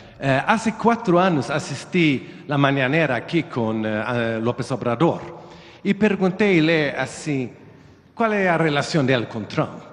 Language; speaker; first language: Spanish; non-native, learner; Swedish